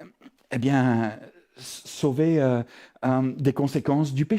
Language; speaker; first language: French; native; French